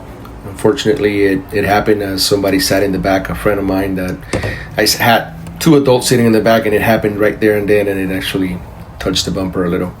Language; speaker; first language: English; native; English